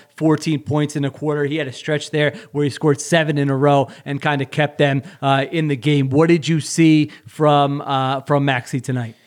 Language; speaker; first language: English; native; English